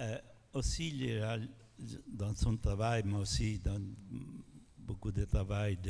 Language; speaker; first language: French; non-native, fluent; Italian